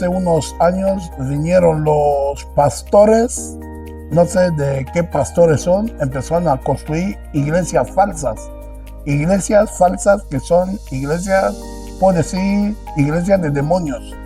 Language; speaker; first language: Spanish; non-native, local second language; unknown